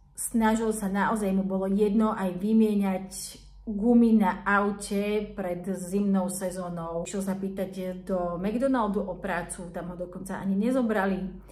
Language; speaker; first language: Slovak; native; Slovak